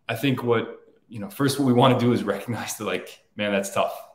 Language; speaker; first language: English; native; English